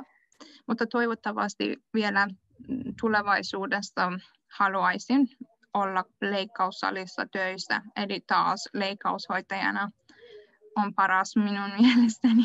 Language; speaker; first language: Finnish; non-native, learner; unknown